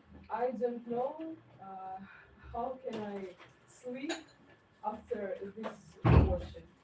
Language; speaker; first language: English; non-native, fluent; Ukrainian